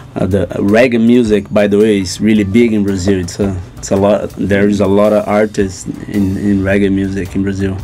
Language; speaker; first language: English; non-native, fluent; Portuguese